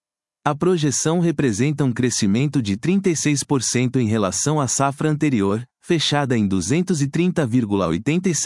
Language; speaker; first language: Portuguese; native; Portuguese